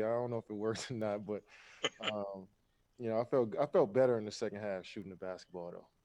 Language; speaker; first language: English; native; English